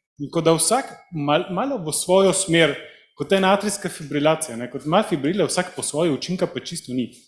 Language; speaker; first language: Slovenian; early bilingual, heritage; Slovenian